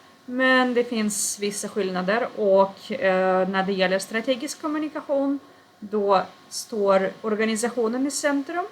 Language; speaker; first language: Swedish; non-native, fluent; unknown